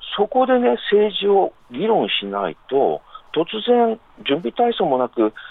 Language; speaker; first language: Japanese; native; Japanese